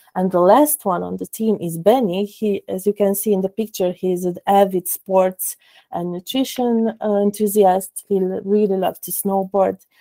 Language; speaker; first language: English; non-native, fluent; Romanian